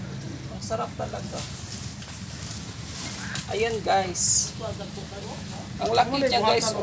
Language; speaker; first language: Filipino; non-native, local second language; Cebuano